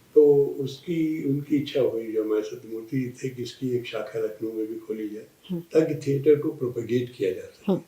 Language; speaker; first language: Hindi; native; Hindi